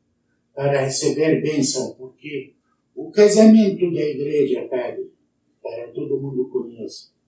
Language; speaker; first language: Portuguese; non-native, learner; Arabic